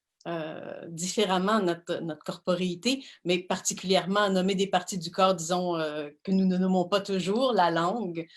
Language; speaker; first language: French; native; French